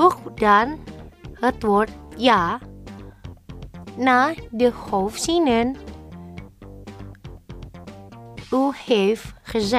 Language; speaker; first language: Dutch; non-native, learner; Indonesian